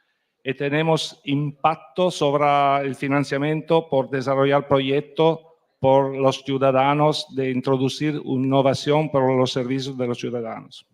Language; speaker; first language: Spanish; non-native, fluent; Italian